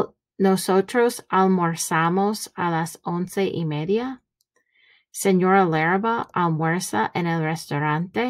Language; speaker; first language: Spanish; non-native, fluent; English